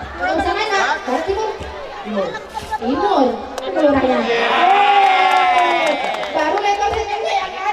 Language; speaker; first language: Malay; native; Malay